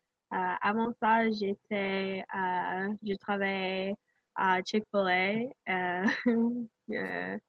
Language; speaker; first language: French; non-native, learner; English